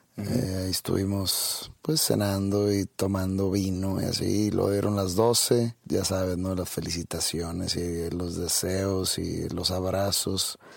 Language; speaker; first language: Spanish; native; Spanish